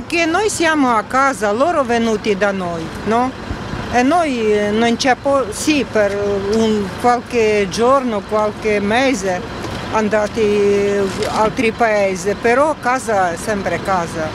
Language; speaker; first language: Italian; non-native, learner; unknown